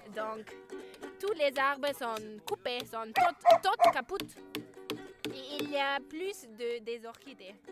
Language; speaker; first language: French; non-native, learner; German